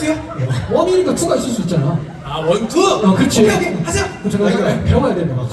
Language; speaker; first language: Korean; native; Korean